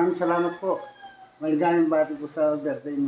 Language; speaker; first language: Filipino; native; Filipino